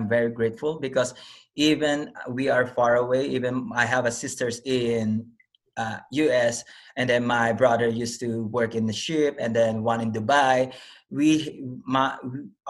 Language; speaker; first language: English; non-native, local second language; Filipino